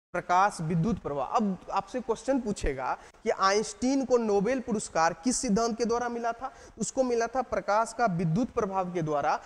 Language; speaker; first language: Hindi; native; Hindi